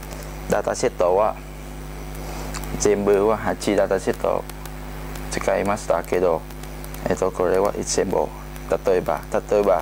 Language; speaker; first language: Japanese; non-native, learner; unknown